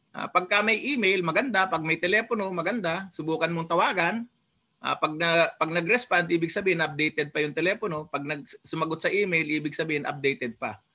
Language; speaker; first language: Filipino; non-native, local second language; Iloko